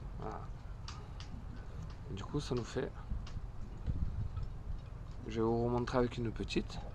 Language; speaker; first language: French; native; French